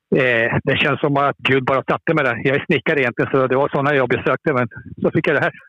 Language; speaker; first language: Swedish; early bilingual, other home language; Spanish